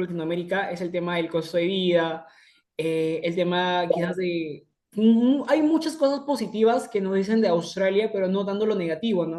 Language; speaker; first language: Spanish; native; Spanish